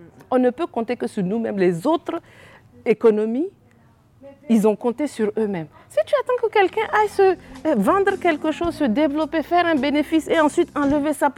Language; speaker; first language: French; non-native, local second language; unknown